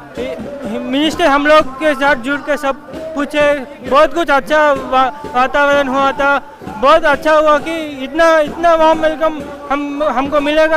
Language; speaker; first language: Hindi; non-native, local second language; Tamil